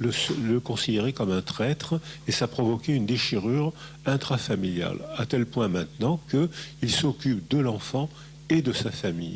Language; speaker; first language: French; native; French